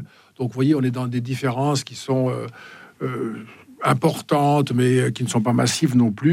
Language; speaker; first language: French; native; French